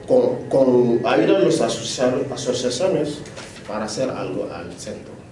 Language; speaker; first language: Spanish; non-native, learner; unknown